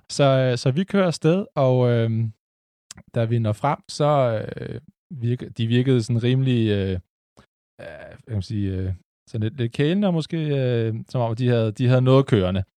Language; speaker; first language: Danish; native; Danish